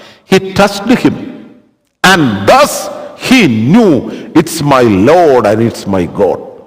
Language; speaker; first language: English; non-native, local second language; Malayalam